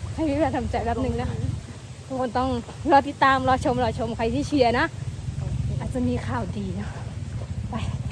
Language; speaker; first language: Thai; native; Thai